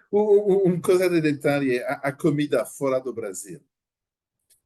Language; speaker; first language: Portuguese; non-native, learner; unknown